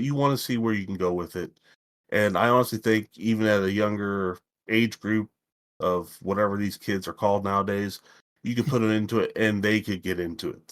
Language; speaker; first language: English; native; English